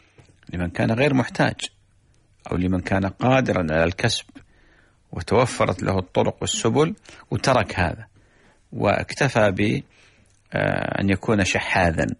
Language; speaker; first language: Arabic; native; Arabic